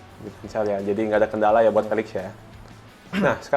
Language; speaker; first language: Indonesian; native; Indonesian